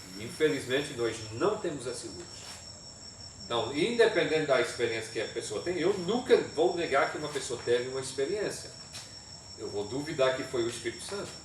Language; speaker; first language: Portuguese; non-native, fluent; English